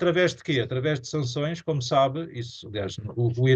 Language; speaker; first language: Portuguese; native; Portuguese